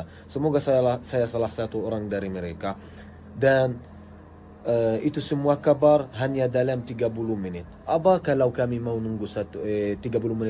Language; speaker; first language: Indonesian; non-native, fluent; Arabic